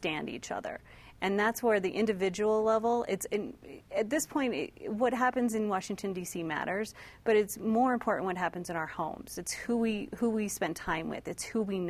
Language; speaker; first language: English; native; English